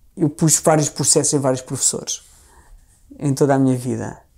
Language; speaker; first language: Portuguese; native; Portuguese